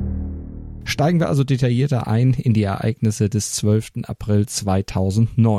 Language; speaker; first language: German; native; German